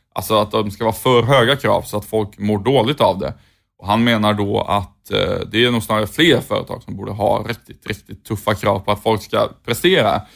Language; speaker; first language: Swedish; native; Swedish